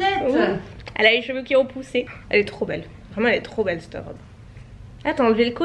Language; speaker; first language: French; native; French